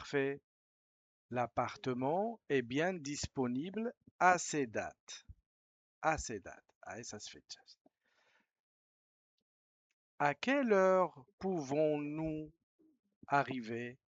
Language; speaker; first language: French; non-native, fluent; Spanish